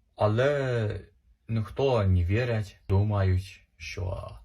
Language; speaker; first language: Ukrainian; non-native, fluent; English